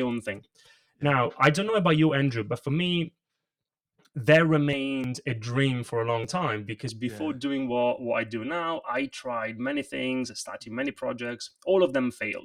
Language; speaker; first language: English; non-native, fluent; Italian